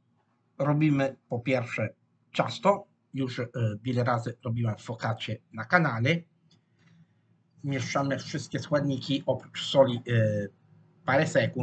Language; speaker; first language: Polish; non-native, fluent; Italian